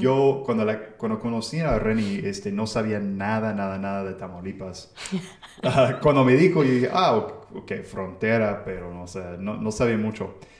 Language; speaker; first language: Spanish; non-native, fluent; English